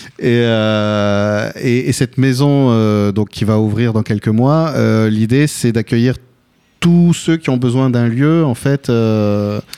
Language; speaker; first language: French; native; French